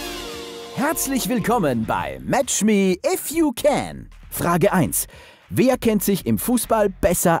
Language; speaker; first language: German; native; German